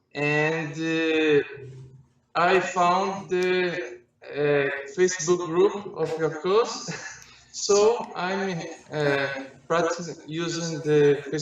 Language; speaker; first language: English; non-native, learner; Portuguese